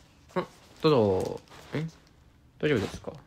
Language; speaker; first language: Japanese; non-native, learner; English